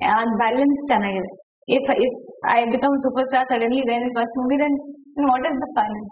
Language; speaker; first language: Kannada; non-native, learner; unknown